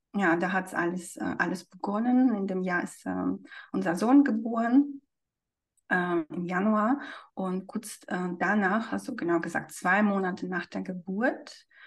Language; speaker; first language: German; non-native, fluent; Russian